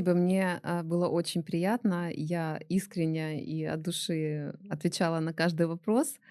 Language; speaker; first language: Russian; native; Russian